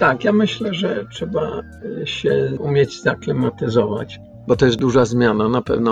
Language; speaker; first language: Polish; early bilingual, heritage; Polish